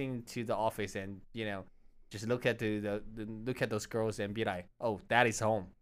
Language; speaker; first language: English; non-native, fluent; Chinese